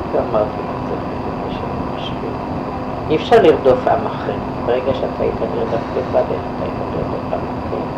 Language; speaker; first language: Hebrew; non-native, fluent; Yiddish